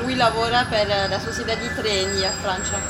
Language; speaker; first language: Italian; non-native, learner; French